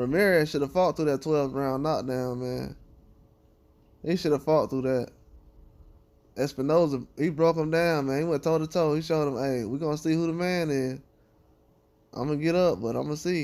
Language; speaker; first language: English; native; English